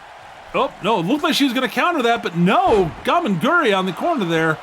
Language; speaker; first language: English; native; English